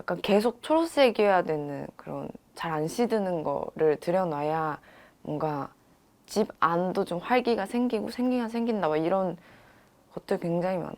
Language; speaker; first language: Korean; non-native, fluent; Chinese